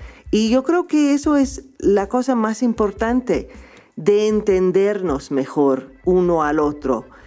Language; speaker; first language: Spanish; non-native, fluent; English